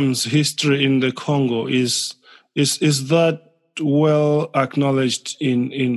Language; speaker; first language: English; non-native, local second language; Nyanja